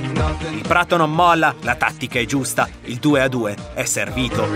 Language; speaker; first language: Italian; native; Italian